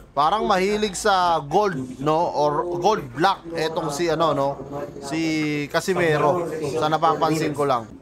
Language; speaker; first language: Filipino; native; Filipino